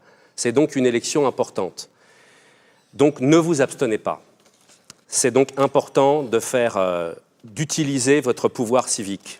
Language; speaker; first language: French; native; French